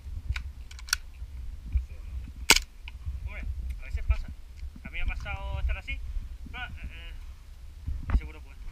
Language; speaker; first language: Spanish; native; Spanish